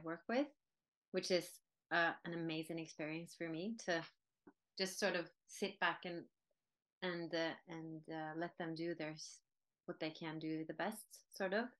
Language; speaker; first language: English; non-native, fluent; Norwegian